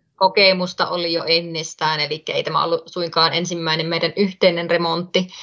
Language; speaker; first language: Finnish; native; Finnish